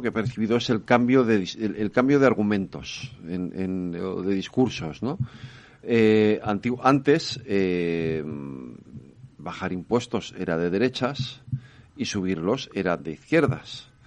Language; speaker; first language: Spanish; native; Spanish